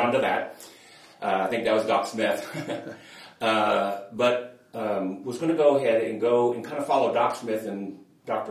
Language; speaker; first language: English; native; English